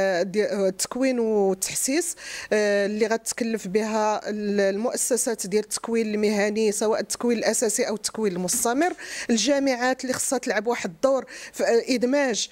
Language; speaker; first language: Arabic; native; Arabic